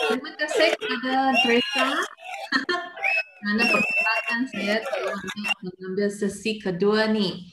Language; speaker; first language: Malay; non-native, local second language; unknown